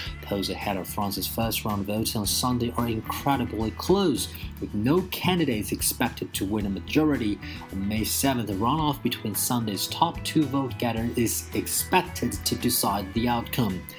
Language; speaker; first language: English; non-native, fluent; Chinese